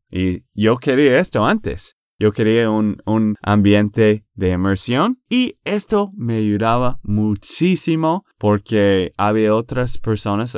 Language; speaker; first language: Spanish; non-native, fluent; English